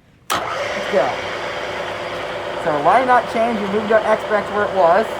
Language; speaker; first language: English; native; English